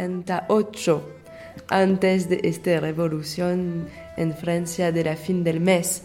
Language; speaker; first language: Spanish; non-native, fluent; French